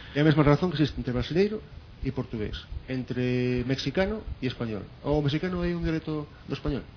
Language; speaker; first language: Galician; non-native, local second language; Spanish